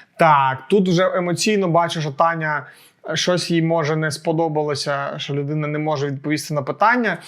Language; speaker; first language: Ukrainian; non-native, local second language; Russian